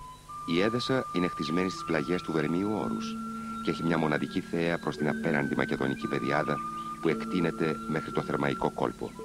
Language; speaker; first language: Greek; native; Greek